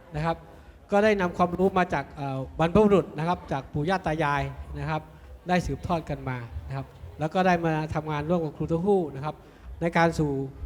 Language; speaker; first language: Thai; non-native, local second language; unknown